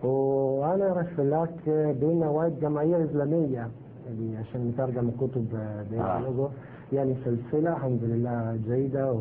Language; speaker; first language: Arabic; non-native, learner; Italian